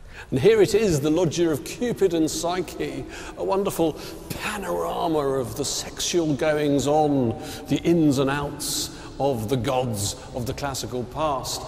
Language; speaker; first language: English; native; English